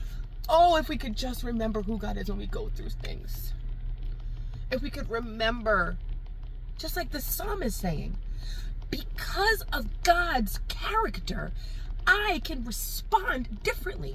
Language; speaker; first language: English; native; English